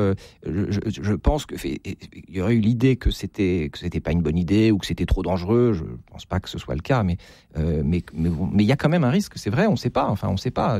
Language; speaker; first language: French; native; French